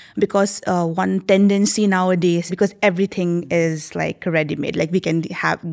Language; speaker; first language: English; non-native, local second language; Nepali